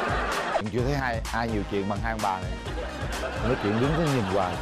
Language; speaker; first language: Vietnamese; native; Vietnamese